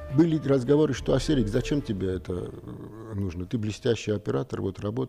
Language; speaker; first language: Russian; non-native, local second language; Armenian